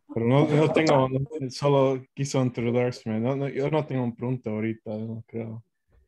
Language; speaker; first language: Spanish; non-native, learner; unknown